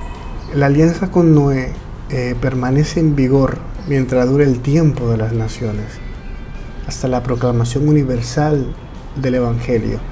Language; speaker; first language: Spanish; native; Spanish